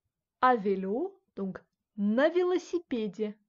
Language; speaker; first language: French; non-native, fluent; Russian